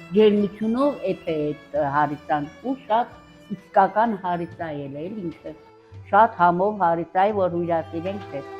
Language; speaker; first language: Armenian; native; Armenian